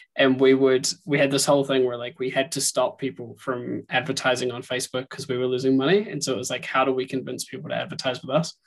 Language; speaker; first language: English; native; English